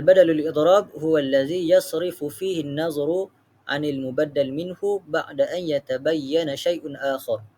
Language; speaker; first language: Arabic; non-native, learner; Malay